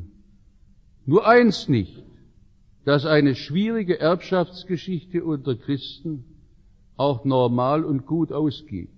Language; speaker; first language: German; native; German